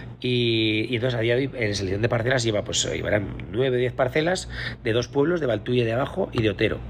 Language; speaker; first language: Spanish; native; Spanish